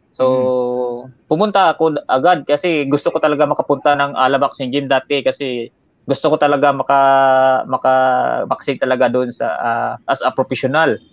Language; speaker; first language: Filipino; non-native, local second language; Hiligaynon